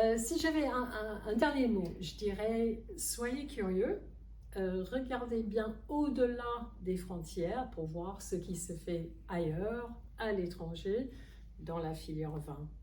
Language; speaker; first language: French; non-native, fluent; English